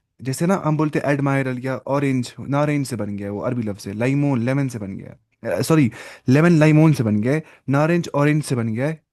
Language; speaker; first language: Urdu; non-native, local second language; Kashmiri